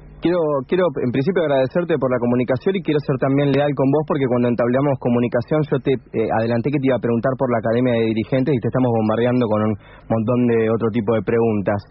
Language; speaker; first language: Spanish; native; Spanish